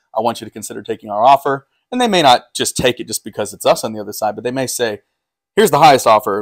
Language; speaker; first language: English; native; English